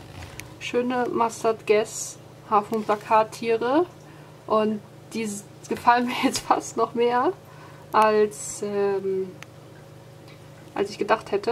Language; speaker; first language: German; native; German